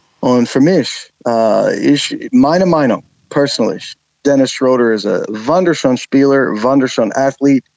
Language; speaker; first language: German; non-native, learner; English